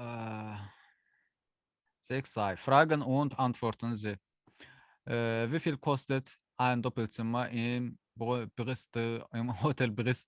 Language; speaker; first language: German; non-native, learner; Azerbaijani